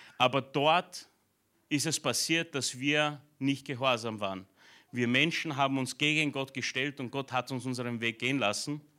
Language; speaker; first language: German; early bilingual, other home language; Romanian